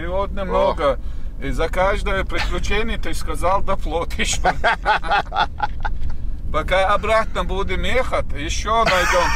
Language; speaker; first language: Russian; non-native, local second language; Chechen